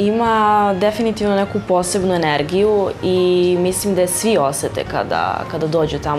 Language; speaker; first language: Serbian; early bilingual, heritage; Serbian